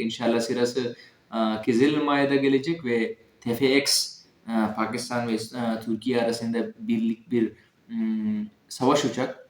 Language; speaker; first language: Turkish; non-native, fluent; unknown